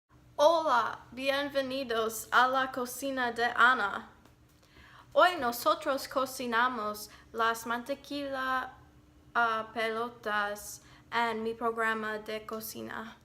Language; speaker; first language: Spanish; non-native, learner; English